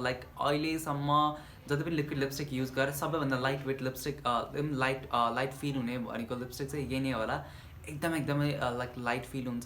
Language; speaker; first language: Nepali; native; Nepali